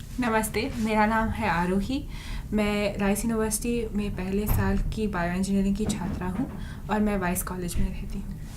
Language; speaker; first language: Hindi; non-native, local second language; Marathi